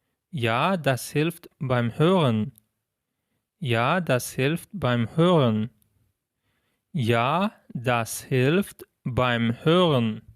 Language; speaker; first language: German; non-native, fluent; Persian